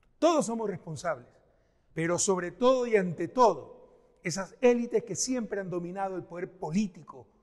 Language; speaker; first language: Spanish; native; Spanish